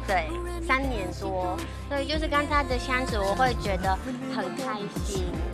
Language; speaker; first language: Chinese; non-native, fluent; Japanese